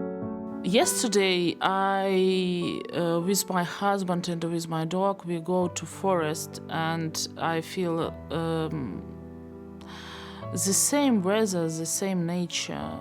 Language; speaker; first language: English; non-native, learner; Belarusian